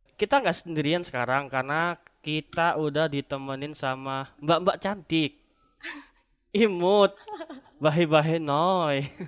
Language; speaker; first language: Indonesian; non-native, local second language; Javanese